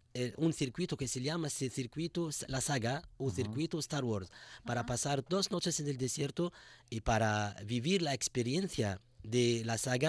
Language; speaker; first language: Spanish; non-native, fluent; Arabic